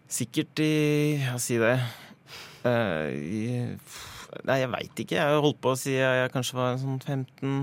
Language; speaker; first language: Norwegian; native; Norwegian